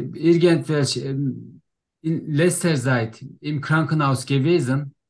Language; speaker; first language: German; non-native, learner; Turkish